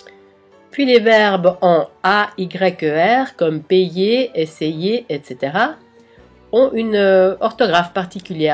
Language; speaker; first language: French; non-native, fluent; Italian